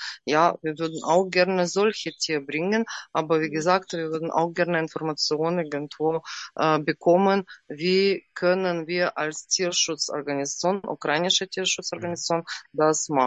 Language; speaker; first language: German; non-native, learner; Russian